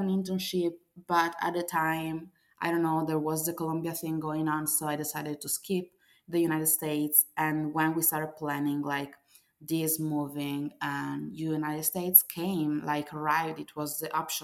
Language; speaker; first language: English; non-native, fluent; Italian